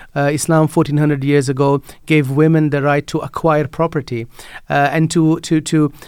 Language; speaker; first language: English; non-native, fluent; Dutch